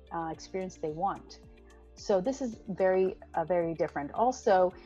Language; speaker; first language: English; non-native, fluent; Hebrew